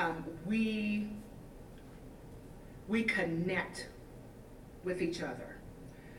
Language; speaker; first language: English; native; English